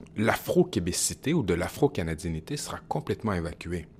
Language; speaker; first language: French; native; French